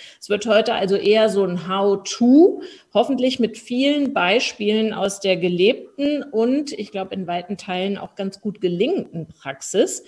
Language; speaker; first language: German; native; German